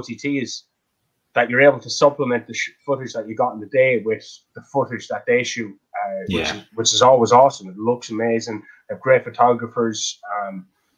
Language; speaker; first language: English; native; English